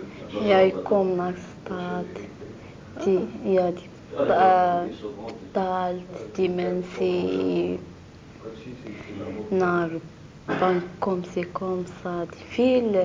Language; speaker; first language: Dutch; non-native, learner; Arabic